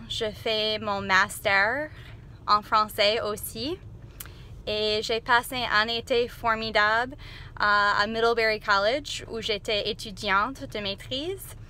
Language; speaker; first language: French; non-native, fluent; English